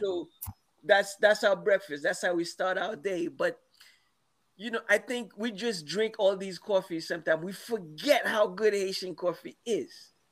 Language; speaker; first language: English; non-native, fluent; Haitian Creole